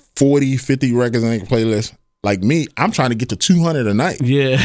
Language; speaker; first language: English; native; English